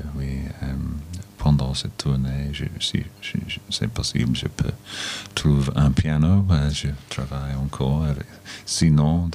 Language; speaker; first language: French; non-native, learner; English